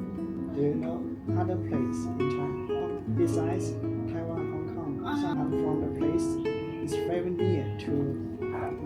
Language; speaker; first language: English; non-native, learner; Chinese